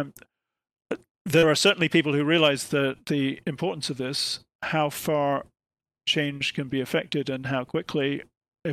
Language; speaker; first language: English; native; English